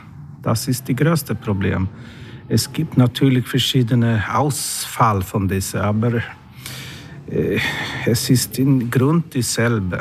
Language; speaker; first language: German; non-native, learner; Swedish